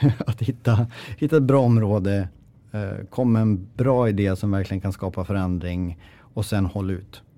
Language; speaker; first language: Swedish; native; Swedish